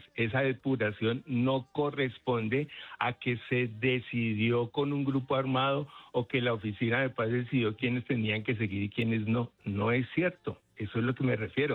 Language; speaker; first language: Spanish; native; Spanish